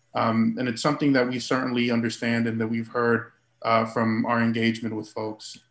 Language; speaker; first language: English; early bilingual, other home language; Spanish